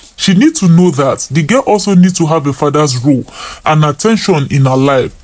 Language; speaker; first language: Nigerian Pidgin; non-native, local second language; Yoruba